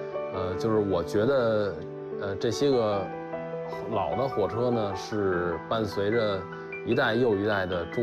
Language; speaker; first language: Chinese; native; Chinese